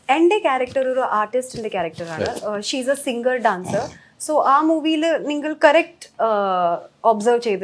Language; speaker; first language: Malayalam; early bilingual, heritage; Malayalam